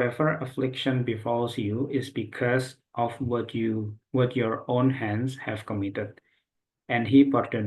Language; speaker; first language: English; non-native, local second language; Indonesian